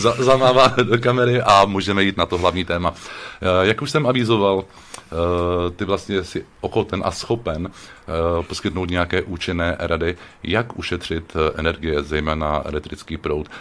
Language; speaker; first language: Czech; native; Czech